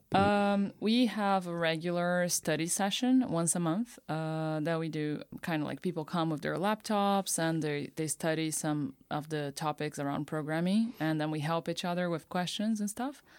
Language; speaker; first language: English; non-native, fluent; Portuguese